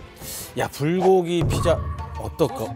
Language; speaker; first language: Korean; native; Korean